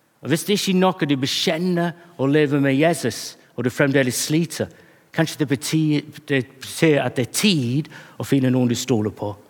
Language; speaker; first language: Norwegian; non-native, fluent; English